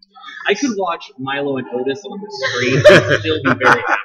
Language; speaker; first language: English; native; English